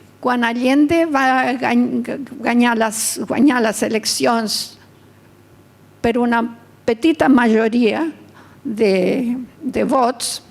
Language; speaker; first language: Catalan; early bilingual, heritage; Catalan